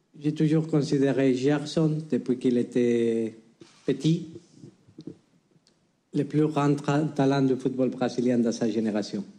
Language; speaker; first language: French; non-native, fluent; Spanish